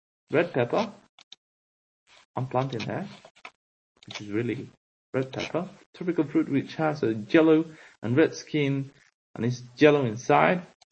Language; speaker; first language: English; non-native, fluent; Spanish